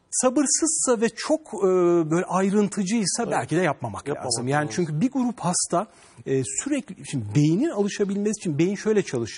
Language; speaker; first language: Turkish; native; Turkish